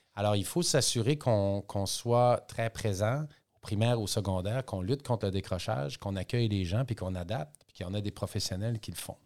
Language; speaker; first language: French; native; French